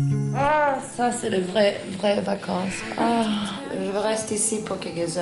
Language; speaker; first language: French; non-native, fluent; Swedish